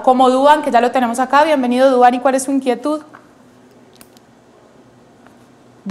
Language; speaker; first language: Spanish; native; Spanish